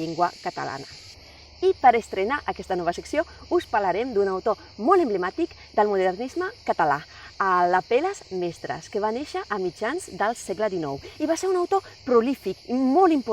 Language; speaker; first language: Catalan; native; Catalan